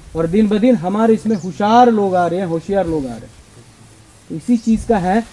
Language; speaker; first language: Hindi; non-native, local second language; Marathi